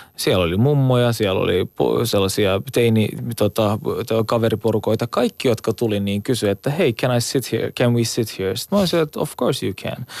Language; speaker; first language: Finnish; early bilingual, other home language; Turkish